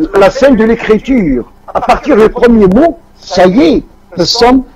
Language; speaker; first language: French; non-native, local second language; Arabic